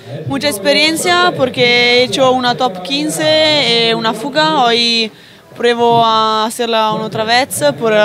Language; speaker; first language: Spanish; non-native, fluent; Italian